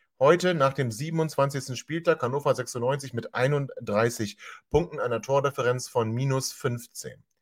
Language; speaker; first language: German; native; German